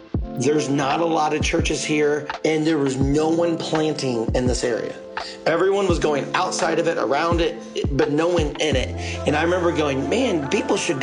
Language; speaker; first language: English; native; English